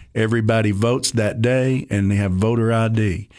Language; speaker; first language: English; native; English